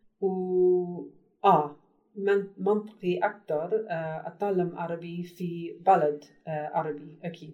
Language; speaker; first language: Arabic; non-native, learner; English